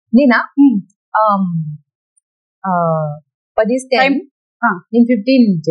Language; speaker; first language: Telugu; non-native, learner; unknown